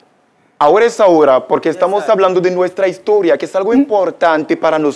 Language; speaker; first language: Spanish; non-native, local second language; French